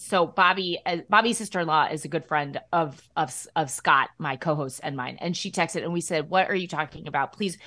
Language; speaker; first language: English; native; English